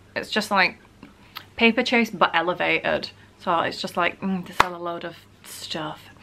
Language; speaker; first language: English; native; English